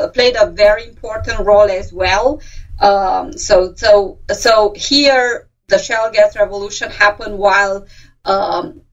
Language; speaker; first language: English; non-native, fluent; Romanian